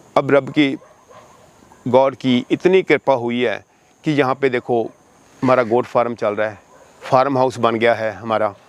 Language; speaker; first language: Hindi; non-native, local second language; Punjabi